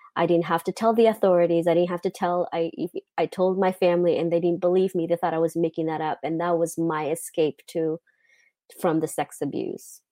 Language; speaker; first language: English; non-native, fluent; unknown